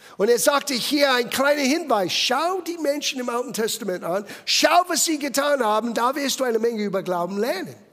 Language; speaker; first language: German; non-native, fluent; English